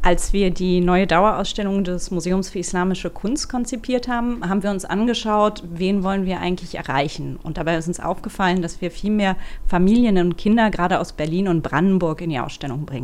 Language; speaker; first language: German; native; German